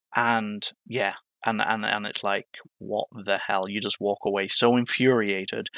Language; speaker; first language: English; native; English